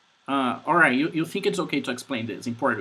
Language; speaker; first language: English; non-native, fluent; Portuguese